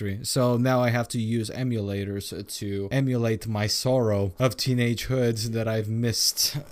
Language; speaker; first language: English; non-native, fluent; Bulgarian